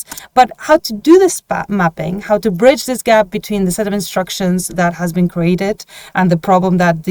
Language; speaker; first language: English; non-native, fluent; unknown